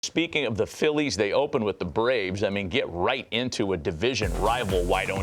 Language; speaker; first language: English; native; English